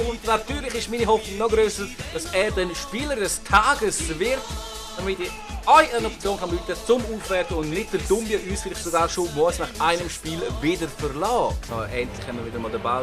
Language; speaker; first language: German; native; German